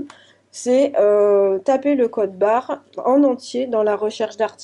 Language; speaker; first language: French; native; French